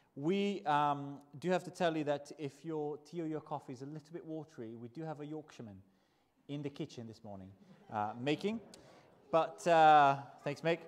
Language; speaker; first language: English; non-native, fluent; Portuguese